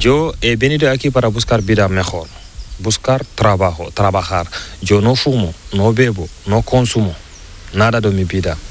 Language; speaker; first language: Spanish; non-native, learner; Fula